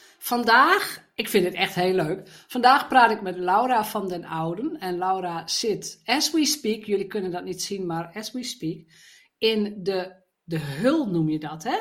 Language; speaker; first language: Dutch; native; Dutch